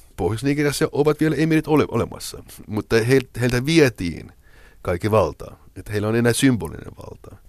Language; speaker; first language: Finnish; non-native, local second language; Swedish